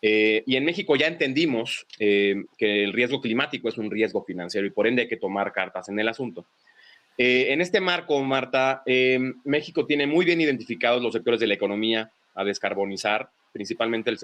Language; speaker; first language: Spanish; native; Spanish